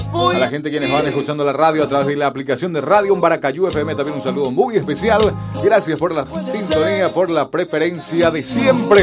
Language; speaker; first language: Spanish; native; Spanish